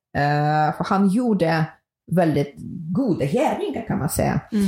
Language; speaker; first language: Swedish; non-native, fluent; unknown